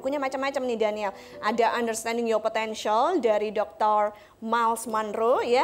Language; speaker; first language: Indonesian; native; Indonesian